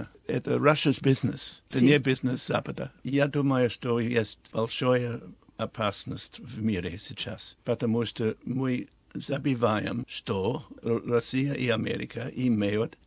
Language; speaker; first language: Russian; non-native, learner; English